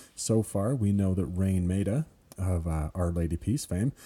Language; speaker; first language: English; native; English